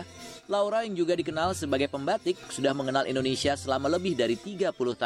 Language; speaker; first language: Indonesian; native; Indonesian